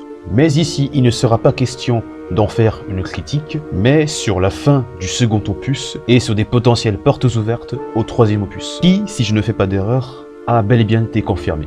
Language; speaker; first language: French; native; French